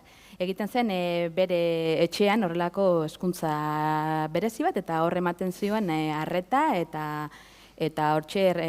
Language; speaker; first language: Basque; native; Basque